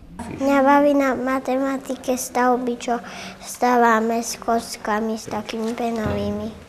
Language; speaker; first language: Slovak; native; Slovak